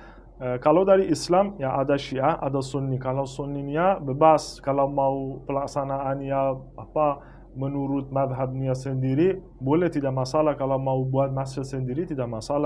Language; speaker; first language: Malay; non-native, fluent; Persian